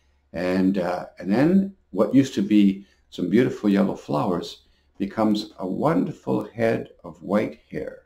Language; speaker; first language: English; native; English